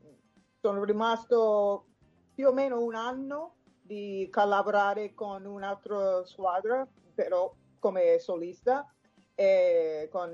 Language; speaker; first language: Italian; non-native, fluent; English